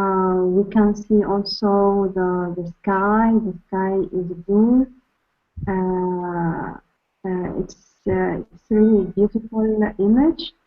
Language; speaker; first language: English; non-native, learner; Arabic